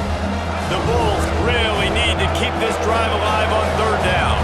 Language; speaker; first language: English; native; English